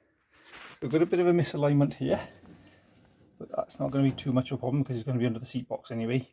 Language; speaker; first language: English; native; English